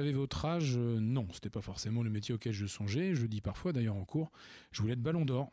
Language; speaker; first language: French; native; French